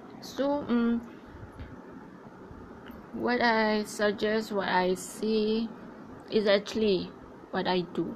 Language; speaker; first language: English; non-native, learner; Malay